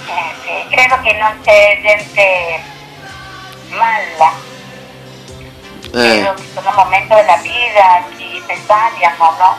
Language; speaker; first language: Italian; non-native, learner; Spanish